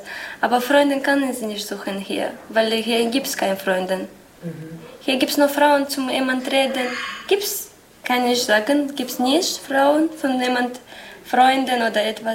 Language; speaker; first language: German; non-native, learner; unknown